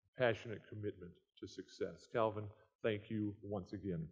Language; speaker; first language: English; native; English